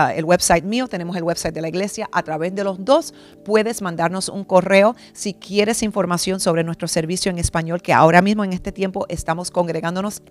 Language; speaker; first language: Spanish; early bilingual, heritage; Spanish